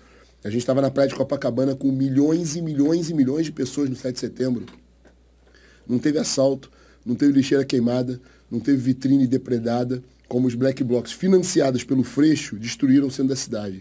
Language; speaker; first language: Portuguese; native; Portuguese